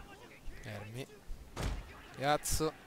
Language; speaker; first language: Italian; native; Italian